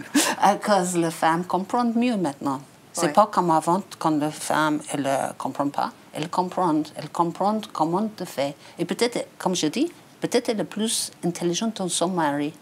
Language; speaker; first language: French; non-native, learner; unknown